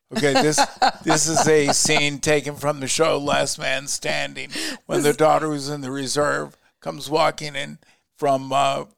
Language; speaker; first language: English; native; English